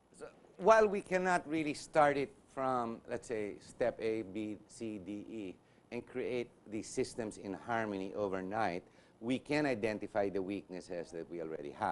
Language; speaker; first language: English; non-native, local second language; Filipino